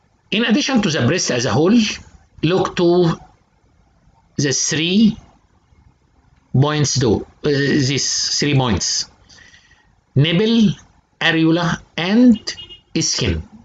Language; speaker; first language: English; non-native, fluent; Arabic